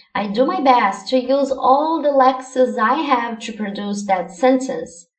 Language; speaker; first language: English; non-native, fluent; Portuguese